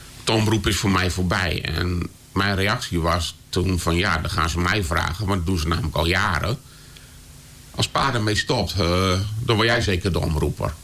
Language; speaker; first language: Dutch; native; Dutch